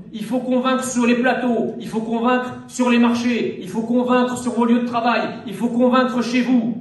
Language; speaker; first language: French; early bilingual, other home language; Arabic